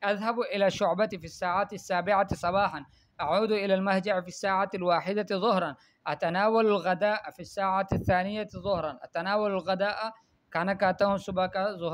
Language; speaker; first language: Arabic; non-native, fluent; Urdu